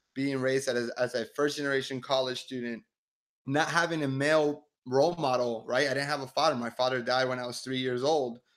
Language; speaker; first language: English; early bilingual, other home language; Spanish